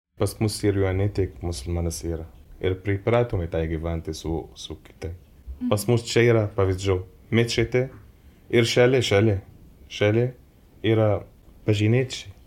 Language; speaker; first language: Lithuanian; non-native, learner; Arabic